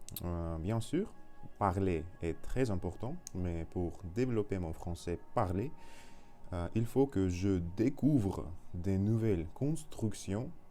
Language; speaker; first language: French; non-native, learner; Russian